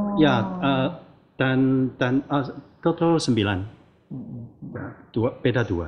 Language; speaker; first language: Indonesian; non-native, learner; Chinese